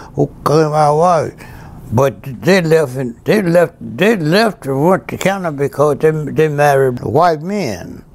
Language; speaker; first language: English; native; English